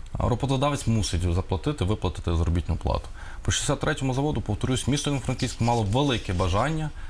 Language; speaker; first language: Ukrainian; native; Ukrainian